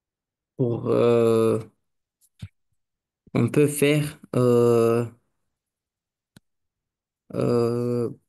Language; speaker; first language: French; non-native, learner; Romanian